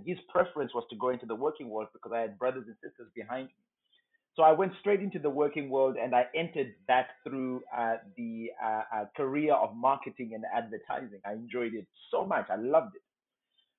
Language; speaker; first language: English; non-native, local second language; Shona